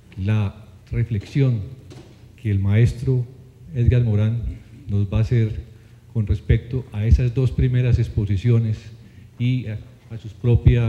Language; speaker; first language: Spanish; native; Spanish